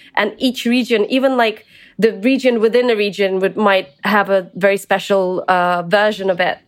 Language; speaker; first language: English; early bilingual, other home language; Ukrainian